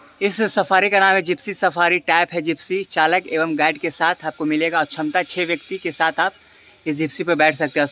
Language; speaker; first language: Hindi; native; Hindi